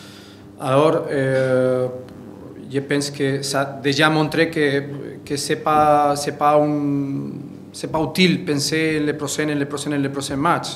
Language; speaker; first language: French; non-native, fluent; Spanish